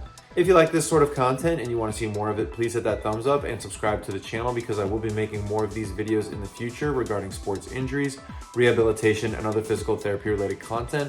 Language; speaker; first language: English; native; English